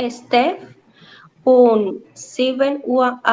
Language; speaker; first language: German; non-native, learner; Spanish